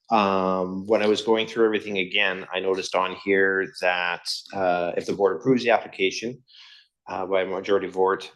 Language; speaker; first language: English; native; English